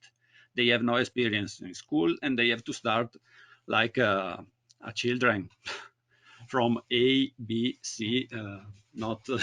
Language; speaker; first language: English; non-native, learner; Italian